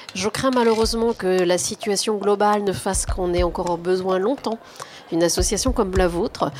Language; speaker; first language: French; native; French